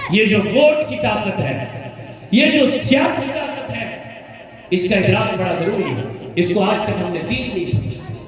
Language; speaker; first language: Urdu; non-native, local second language; Pashto